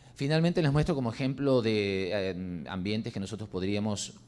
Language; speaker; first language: Spanish; native; Spanish